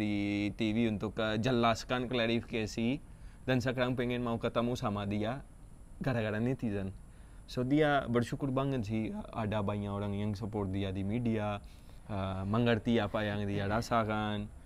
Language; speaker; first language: Indonesian; non-native, fluent; Urdu